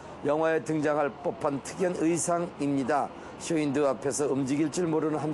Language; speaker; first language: Korean; native; Korean